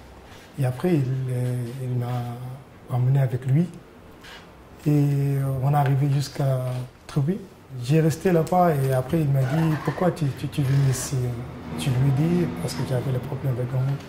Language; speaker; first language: French; non-native, learner; Arabic